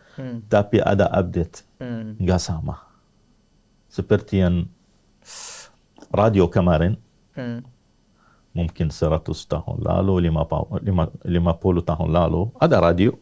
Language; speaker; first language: Indonesian; non-native, learner; Arabic